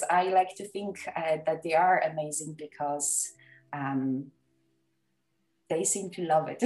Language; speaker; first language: English; non-native, fluent; Polish